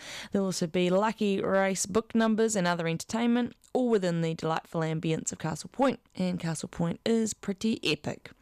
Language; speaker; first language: English; native; English